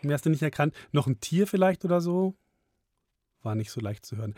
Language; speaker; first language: German; native; German